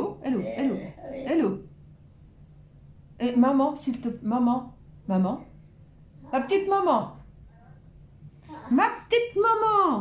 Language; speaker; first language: French; native; French